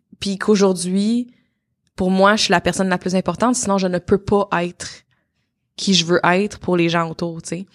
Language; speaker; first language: French; native; French